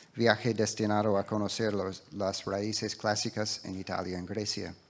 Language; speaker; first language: Spanish; non-native, fluent; English